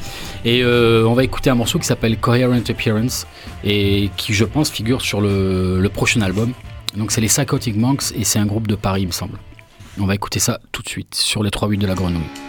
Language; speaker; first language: French; native; French